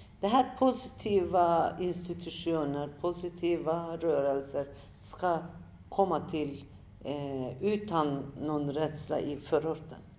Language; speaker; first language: Swedish; non-native, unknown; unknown